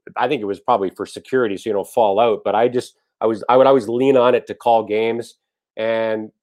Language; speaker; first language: English; native; English